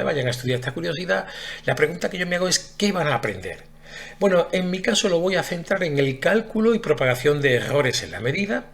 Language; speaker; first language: Spanish; native; Spanish